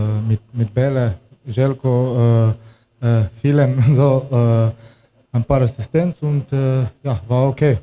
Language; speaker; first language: German; non-native, learner; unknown